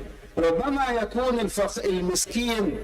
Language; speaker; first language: Arabic; native; Arabic